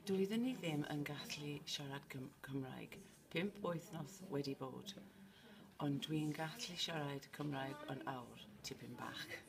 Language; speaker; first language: Welsh; non-native, learner; English